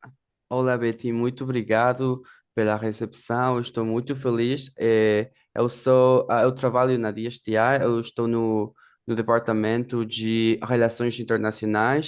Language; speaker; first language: Portuguese; non-native, fluent; Spanish